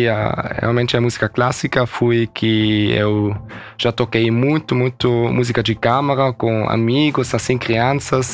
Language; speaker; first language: Portuguese; early bilingual, heritage; German